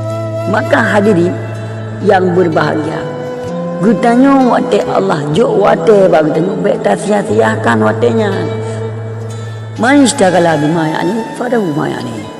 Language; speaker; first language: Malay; non-native, local second language; Achinese